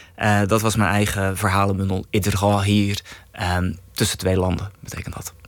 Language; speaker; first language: Dutch; native; Dutch